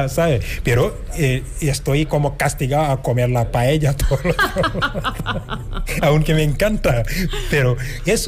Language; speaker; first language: Spanish; non-native, fluent; Wolof